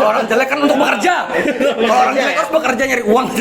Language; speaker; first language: Indonesian; native; Indonesian